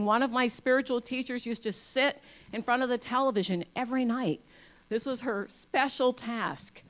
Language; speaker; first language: English; native; English